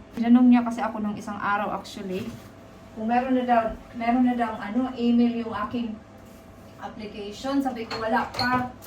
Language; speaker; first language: Filipino; non-native, local second language; Cebuano